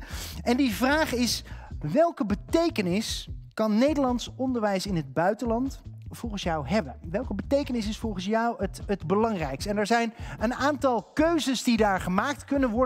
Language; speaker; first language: Dutch; native; Dutch